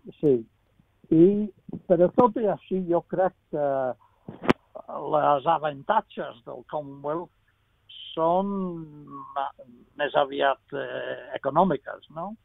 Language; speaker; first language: Catalan; non-native, fluent; English